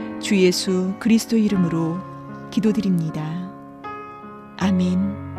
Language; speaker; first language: Korean; native; Korean